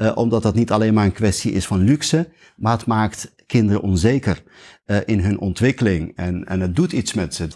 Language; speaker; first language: Dutch; early bilingual, other home language; Riffian